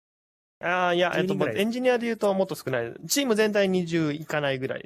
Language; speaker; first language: Japanese; native; Japanese